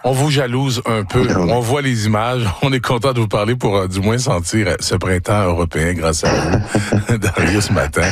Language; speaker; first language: French; native; French